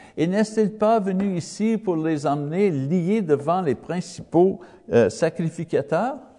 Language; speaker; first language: French; non-native, learner; English